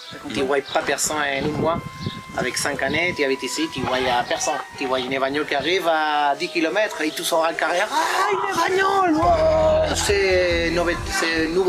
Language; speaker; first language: French; non-native, learner; Spanish